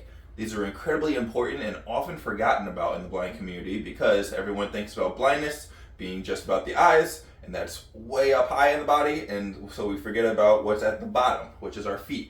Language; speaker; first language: English; native; English